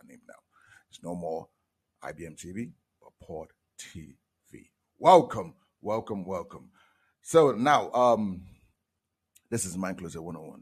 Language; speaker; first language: English; non-native, local second language; Igbo